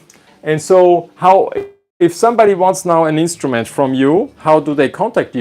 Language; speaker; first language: English; non-native, fluent; German